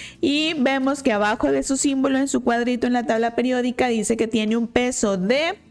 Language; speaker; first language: Spanish; native; Spanish